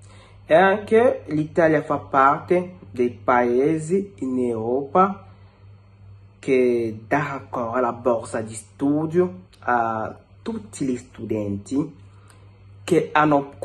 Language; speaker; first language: Italian; non-native, fluent; French